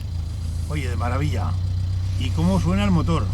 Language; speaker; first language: Spanish; native; Spanish